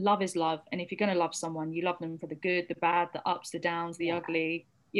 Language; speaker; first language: English; native; English